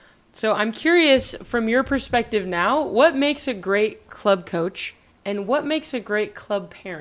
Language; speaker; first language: English; native; English